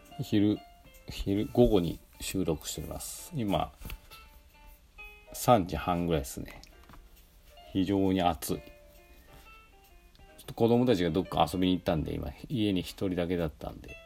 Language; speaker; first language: Japanese; native; Japanese